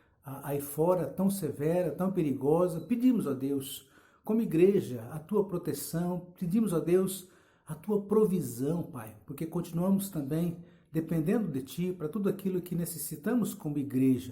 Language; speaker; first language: Portuguese; native; Portuguese